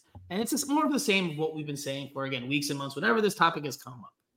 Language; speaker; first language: English; early bilingual, other home language; Spanish